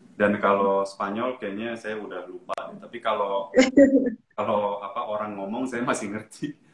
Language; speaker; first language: Indonesian; non-native, local second language; Japanese